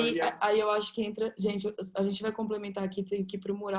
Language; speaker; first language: Portuguese; native; Portuguese